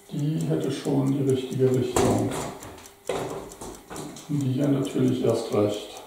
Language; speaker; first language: German; native; German